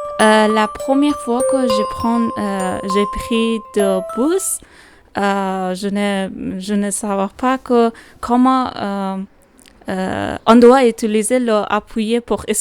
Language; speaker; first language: French; non-native, learner; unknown